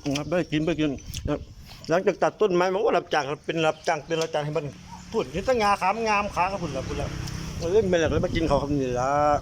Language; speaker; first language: Thai; native; Thai